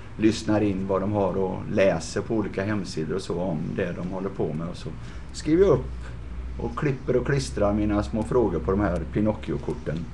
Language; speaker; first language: Swedish; native; Swedish